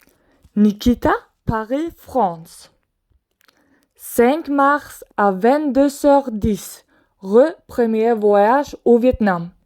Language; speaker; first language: French; non-native, learner; Swedish